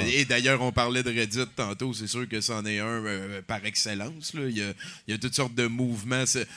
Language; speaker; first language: French; native; French